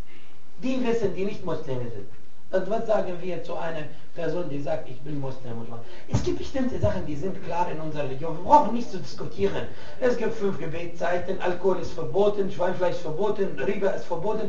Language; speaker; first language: German; non-native, fluent; Arabic